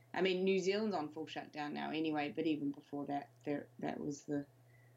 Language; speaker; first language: English; native; English